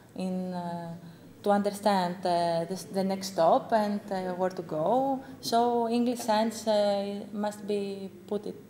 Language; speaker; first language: English; non-native, fluent; Greek